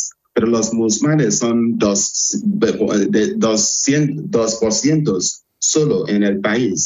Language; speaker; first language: Spanish; non-native, fluent; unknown